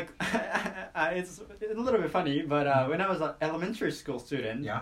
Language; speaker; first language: English; non-native, fluent; Japanese